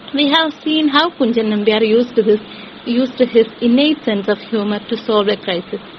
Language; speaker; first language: English; non-native, local second language; Malayalam